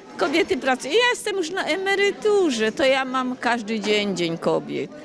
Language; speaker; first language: Polish; native; Polish